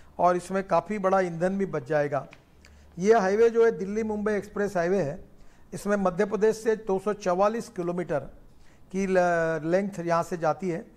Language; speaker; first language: Hindi; non-native, local second language; Marathi